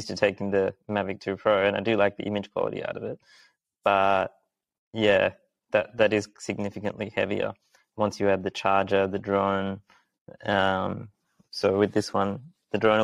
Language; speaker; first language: English; early bilingual, other home language; Sinhala